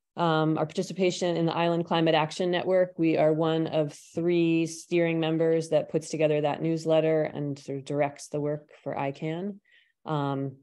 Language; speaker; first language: English; native; English